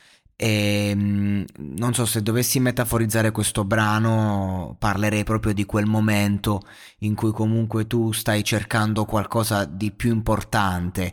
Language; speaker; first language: Italian; native; Italian